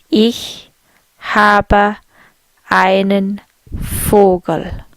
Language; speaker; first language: German; non-native, fluent; English